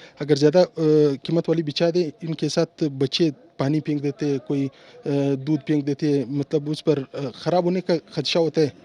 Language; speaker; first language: Urdu; non-native, local second language; Pashto